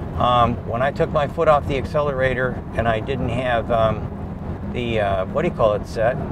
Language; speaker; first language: English; native; English